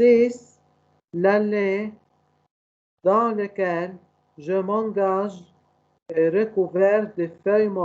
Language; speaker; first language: French; non-native, learner; Arabic